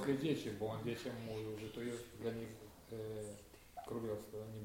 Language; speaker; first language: Polish; non-native, learner; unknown